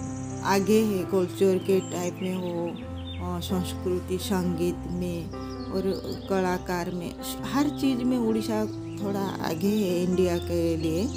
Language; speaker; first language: Hindi; non-native, local second language; Odia